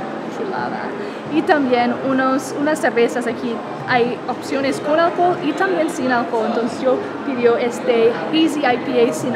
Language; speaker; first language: Spanish; non-native, fluent; English